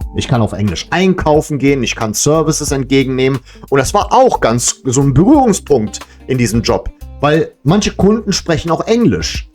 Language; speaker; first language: German; early bilingual, other home language; Serbian